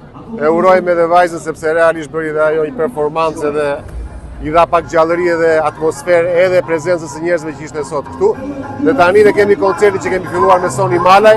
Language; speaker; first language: Albanian; native; Albanian